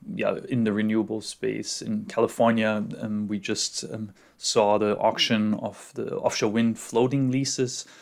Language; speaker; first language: English; non-native, fluent; German